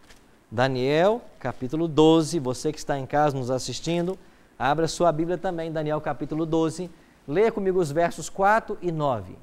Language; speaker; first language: Portuguese; native; Portuguese